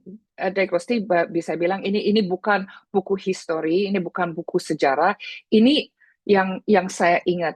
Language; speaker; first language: Indonesian; early bilingual, heritage; Indonesian